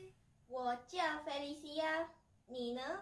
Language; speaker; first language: Chinese; non-native, learner; Indonesian